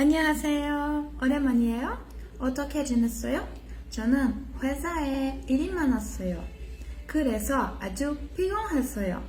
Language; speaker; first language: Korean; non-native, learner; Portuguese